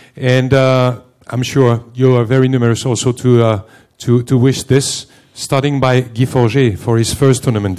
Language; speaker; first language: English; non-native, fluent; French